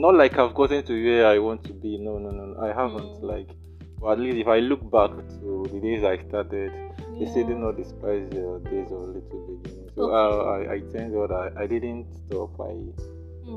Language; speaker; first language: English; non-native, local second language; Igbo